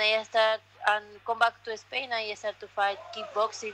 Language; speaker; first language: English; non-native, learner; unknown